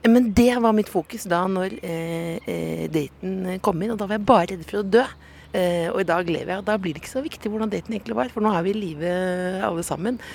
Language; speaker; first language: Norwegian; native; Norwegian